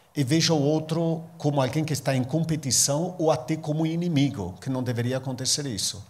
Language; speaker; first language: Portuguese; non-native, fluent; Italian